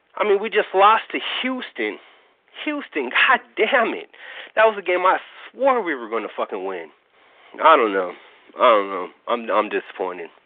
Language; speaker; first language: English; native; English